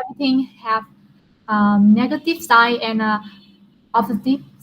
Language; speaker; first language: English; non-native, learner; Vietnamese